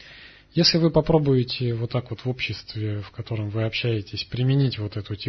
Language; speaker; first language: Russian; native; Russian